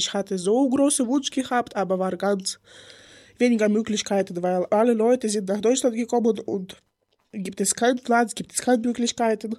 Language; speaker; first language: German; non-native, learner; Ukrainian